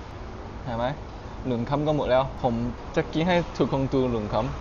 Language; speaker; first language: Thai; native; Thai